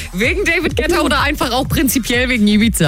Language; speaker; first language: German; native; German